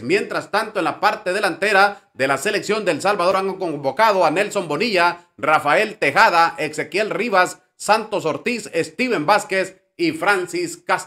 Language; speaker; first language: Spanish; native; Spanish